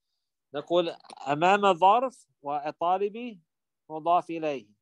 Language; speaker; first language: Arabic; non-native, fluent; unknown